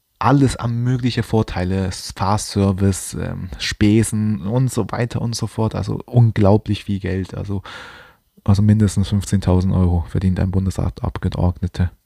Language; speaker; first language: German; non-native, fluent; Chinese